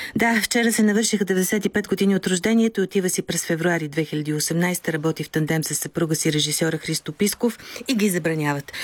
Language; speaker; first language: Bulgarian; native; Bulgarian